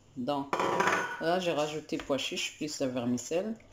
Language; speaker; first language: French; non-native, local second language; Arabic